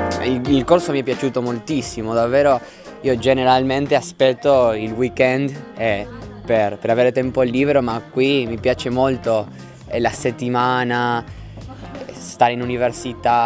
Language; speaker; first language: Italian; non-native, fluent; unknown